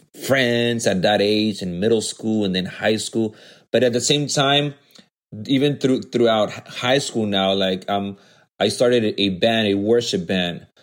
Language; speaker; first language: English; early bilingual, other home language; Spanish